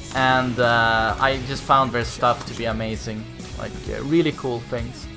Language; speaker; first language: English; non-native, fluent; Swedish